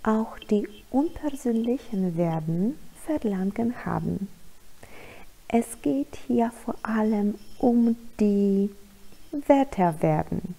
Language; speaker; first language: German; non-native, fluent; Polish